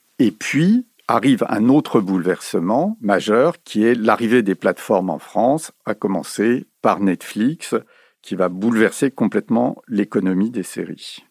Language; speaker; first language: French; native; French